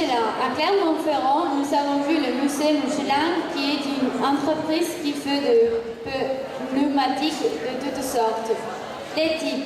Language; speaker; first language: French; non-native, learner; Spanish